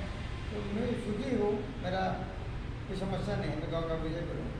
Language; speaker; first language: Hindi; non-native, local second language; Bangla